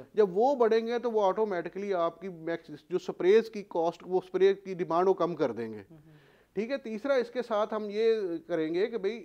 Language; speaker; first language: Urdu; non-native, local second language; Punjabi